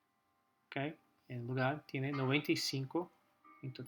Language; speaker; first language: Spanish; non-native, fluent; English